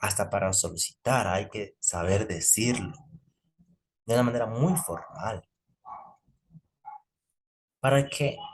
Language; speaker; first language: Spanish; native; Spanish